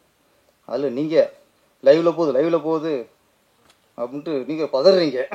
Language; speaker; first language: Tamil; native; Tamil